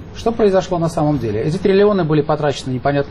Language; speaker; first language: Russian; native; Russian